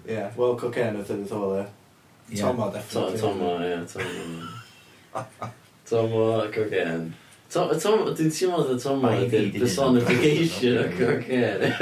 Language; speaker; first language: Welsh; early bilingual, heritage; Welsh